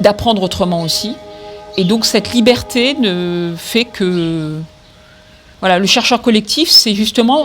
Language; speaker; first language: French; native; French